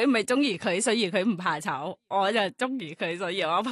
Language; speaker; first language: Cantonese; non-native, learner; Thai